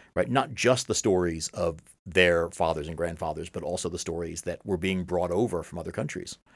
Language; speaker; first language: English; native; English